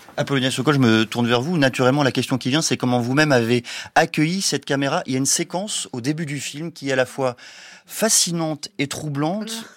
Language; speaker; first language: French; native; French